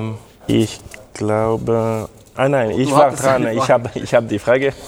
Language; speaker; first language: German; non-native, local second language; French